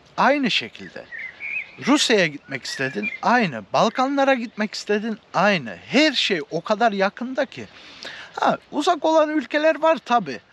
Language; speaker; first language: Turkish; early bilingual, heritage; Turkish